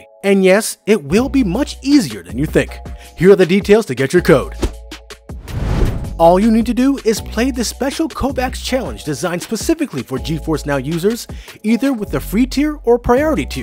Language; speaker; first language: English; native; English